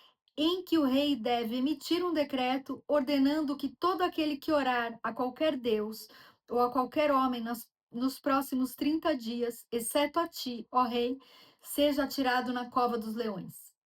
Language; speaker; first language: Portuguese; native; Portuguese